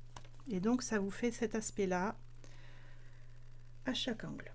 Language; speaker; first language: French; native; French